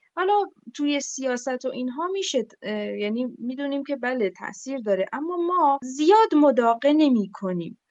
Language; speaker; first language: Persian; non-native, local second language; Kurdish